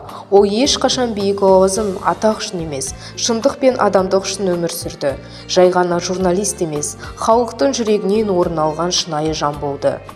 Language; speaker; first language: Kazakh; native; Kazakh